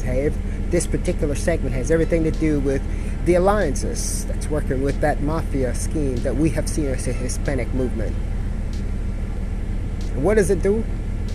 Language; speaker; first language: English; native; English